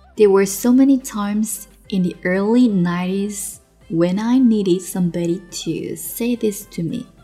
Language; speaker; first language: English; non-native, fluent; Chinese